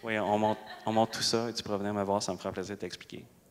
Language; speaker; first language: French; native; French